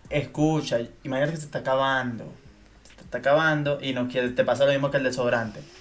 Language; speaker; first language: Spanish; native; Spanish